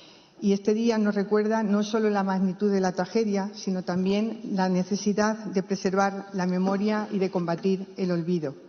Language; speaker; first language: Spanish; native; Spanish